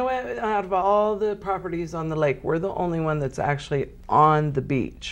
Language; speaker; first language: English; native; English